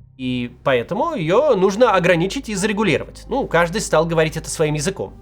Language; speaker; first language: Russian; native; Russian